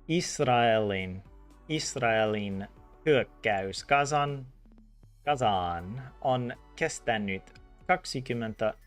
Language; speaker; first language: Finnish; non-native, learner; English